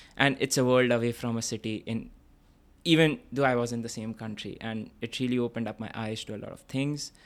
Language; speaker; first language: English; non-native, local second language; Bangla